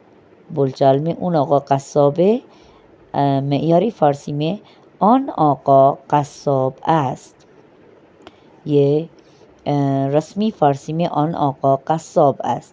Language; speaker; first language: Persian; non-native, fluent; Urdu